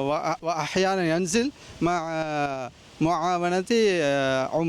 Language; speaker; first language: Arabic; non-native, learner; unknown